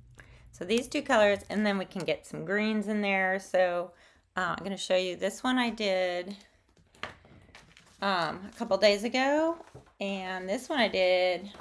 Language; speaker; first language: English; native; English